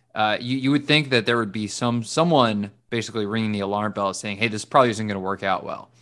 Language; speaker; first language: English; native; English